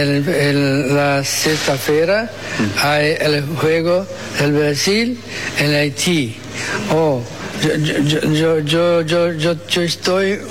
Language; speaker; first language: Spanish; non-native, learner; Portuguese